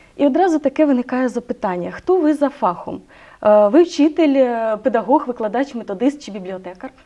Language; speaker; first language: Ukrainian; native; Ukrainian